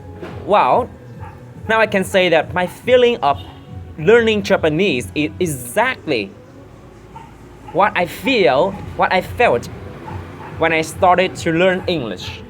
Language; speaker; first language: English; non-native, learner; Vietnamese